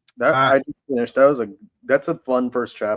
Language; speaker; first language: English; native; English